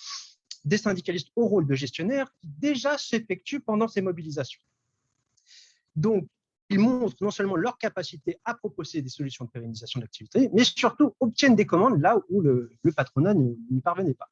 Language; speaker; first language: French; native; French